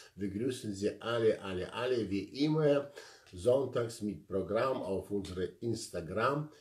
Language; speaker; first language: German; non-native, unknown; Russian